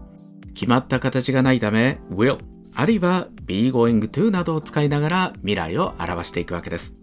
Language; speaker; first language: Japanese; native; Japanese